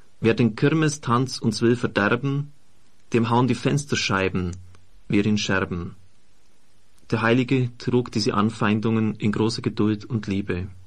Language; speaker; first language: German; native; German